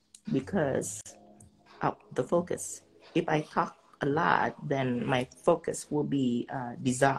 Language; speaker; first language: English; non-native, fluent; Vietnamese